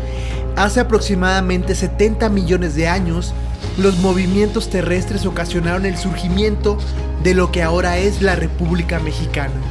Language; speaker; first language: Spanish; native; Spanish